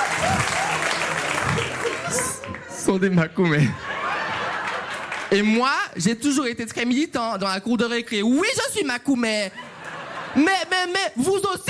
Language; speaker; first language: French; non-native, local second language; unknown